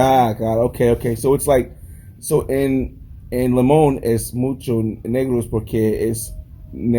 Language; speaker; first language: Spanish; non-native, learner; English